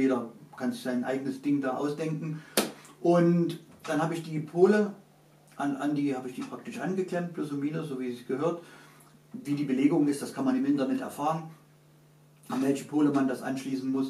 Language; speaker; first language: German; native; German